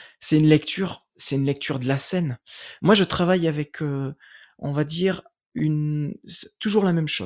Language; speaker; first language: French; native; French